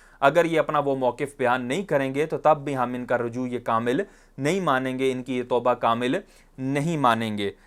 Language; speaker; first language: Urdu; non-native, local second language; Punjabi